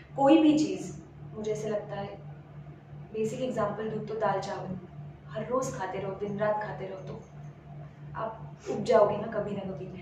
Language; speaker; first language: Hindi; non-native, local second language; Marathi